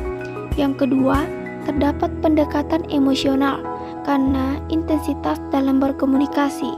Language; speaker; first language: Indonesian; native; Indonesian